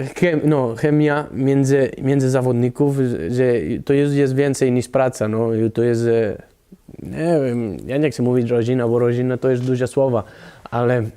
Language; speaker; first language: Polish; non-native, learner; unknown